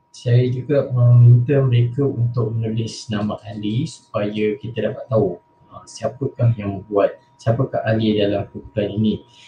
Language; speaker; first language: Malay; native; Malay